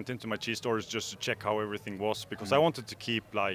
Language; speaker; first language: English; non-native, fluent; Norwegian